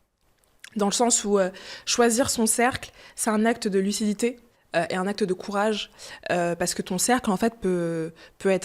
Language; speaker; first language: French; early bilingual, other home language; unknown